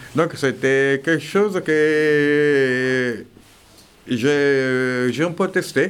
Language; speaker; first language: French; non-native, fluent; Italian